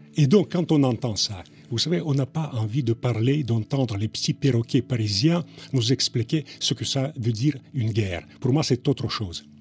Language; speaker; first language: French; non-native, fluent; Russian